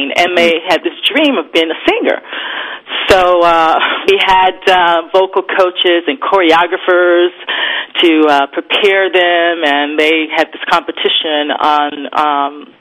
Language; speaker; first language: English; native; English